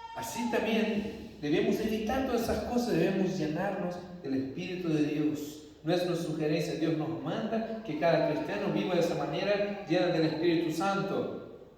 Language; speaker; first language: Spanish; non-native, fluent; Portuguese